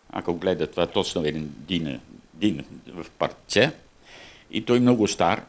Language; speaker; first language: Bulgarian; non-native, learner; Dutch